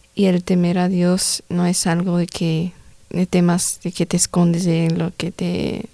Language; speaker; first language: Spanish; early bilingual, heritage; Spanish